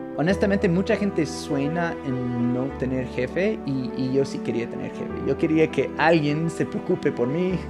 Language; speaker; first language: Spanish; non-native, fluent; English